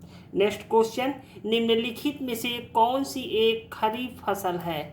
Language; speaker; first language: Hindi; native; Hindi